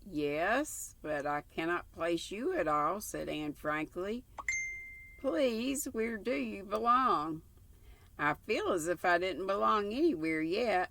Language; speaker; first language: English; native; English